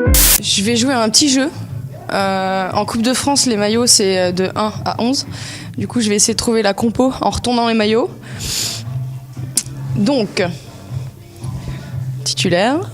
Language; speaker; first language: French; native; French